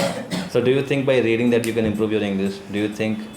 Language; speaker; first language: English; non-native, local second language; Hindi